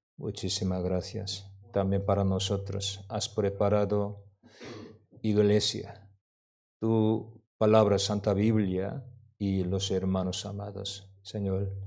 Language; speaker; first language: Spanish; non-native, learner; Korean